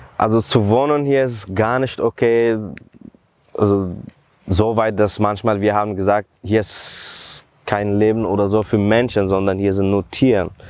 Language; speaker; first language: German; non-native, fluent; Persian